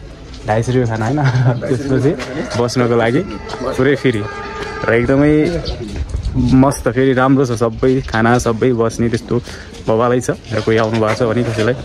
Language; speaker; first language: Nepali; native; Nepali